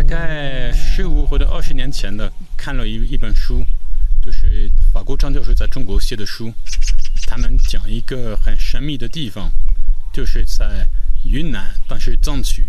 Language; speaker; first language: Chinese; non-native, fluent; French